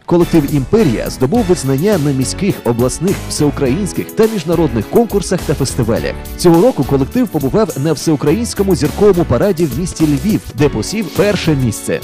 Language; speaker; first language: Ukrainian; native; Ukrainian